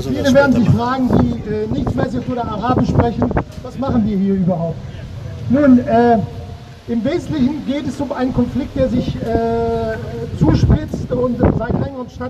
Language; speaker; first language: German; early bilingual, other home language; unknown